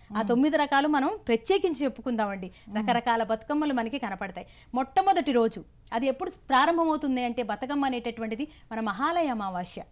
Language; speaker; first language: Telugu; native; Telugu